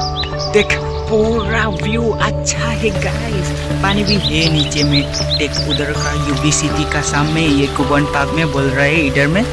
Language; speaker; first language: Hindi; non-native, local second language; Khasi